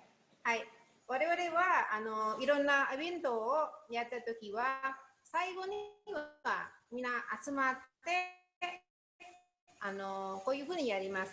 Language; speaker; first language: Japanese; non-native, learner; Indonesian